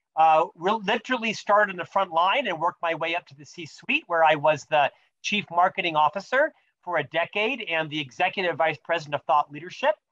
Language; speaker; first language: English; native; English